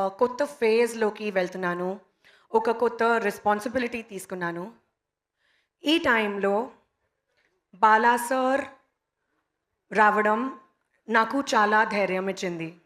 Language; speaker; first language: Telugu; non-native, learner; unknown